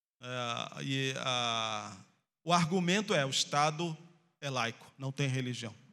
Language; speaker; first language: Portuguese; native; Portuguese